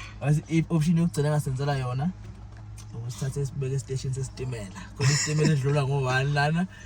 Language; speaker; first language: Zulu; native; Zulu